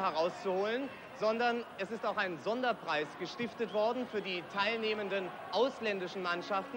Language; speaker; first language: German; native; German